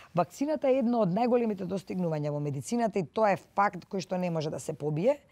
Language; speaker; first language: Macedonian; native; Macedonian